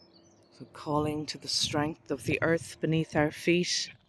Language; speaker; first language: English; native; English